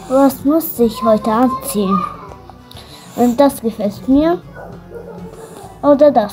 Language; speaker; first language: German; non-native, learner; Arabic